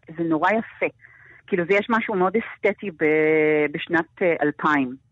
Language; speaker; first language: Hebrew; native; Hebrew